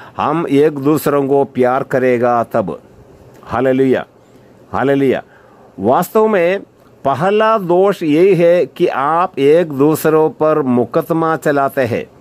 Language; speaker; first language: Hindi; non-native, local second language; Malayalam